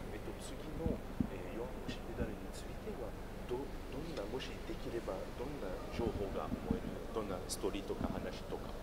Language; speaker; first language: Japanese; non-native, fluent; French